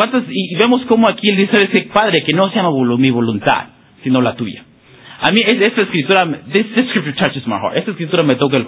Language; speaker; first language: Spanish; early bilingual, heritage; Spanish